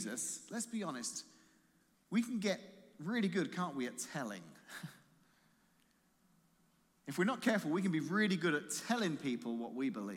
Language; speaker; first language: English; native; English